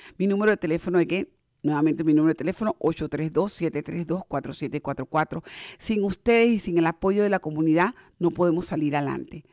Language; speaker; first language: Spanish; native; Spanish